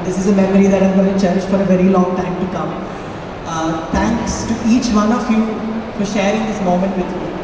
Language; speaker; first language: English; non-native, local second language; Malayalam